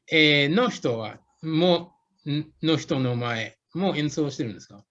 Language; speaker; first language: Japanese; non-native, fluent; English